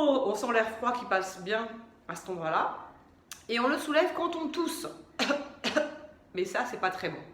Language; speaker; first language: French; native; French